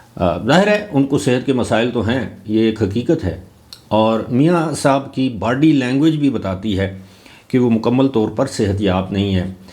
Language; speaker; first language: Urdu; non-native, local second language; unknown